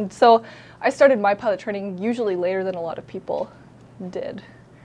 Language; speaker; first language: English; native; English